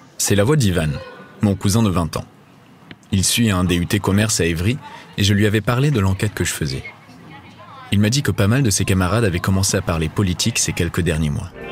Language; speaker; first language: French; non-native, fluent; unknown